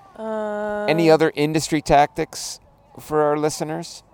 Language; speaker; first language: English; native; English